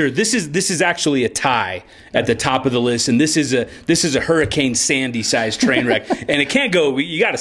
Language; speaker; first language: English; native; English